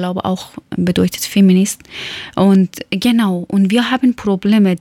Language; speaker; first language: German; non-native, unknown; Persian